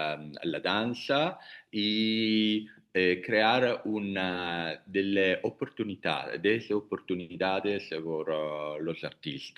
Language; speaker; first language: Spanish; non-native, learner; Italian